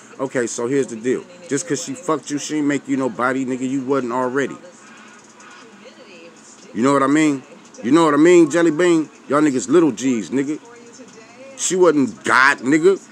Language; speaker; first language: English; native; English